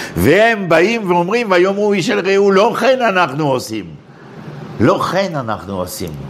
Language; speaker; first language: Hebrew; non-native, fluent; French